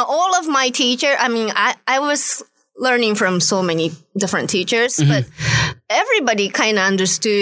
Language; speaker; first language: English; non-native, fluent; Japanese